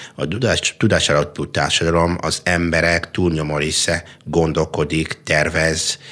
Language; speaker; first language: Hungarian; non-native, fluent; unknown